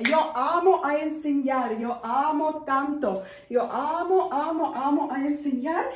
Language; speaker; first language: Spanish; non-native, learner; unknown